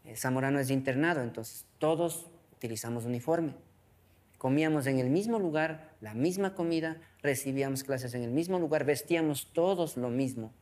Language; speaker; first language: Spanish; non-native, local second language; Quechua